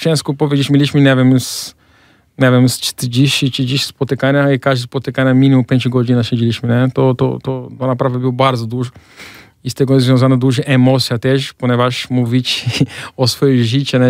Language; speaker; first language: Polish; non-native, fluent; Portuguese